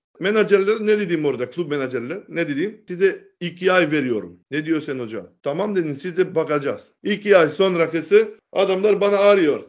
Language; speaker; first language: Turkish; non-native, learner; Macedonian